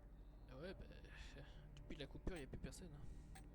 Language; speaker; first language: French; native; French